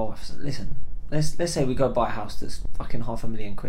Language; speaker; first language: English; native; English